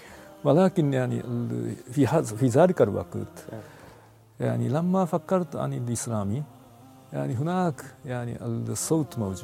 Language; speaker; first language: Arabic; non-native, fluent; Japanese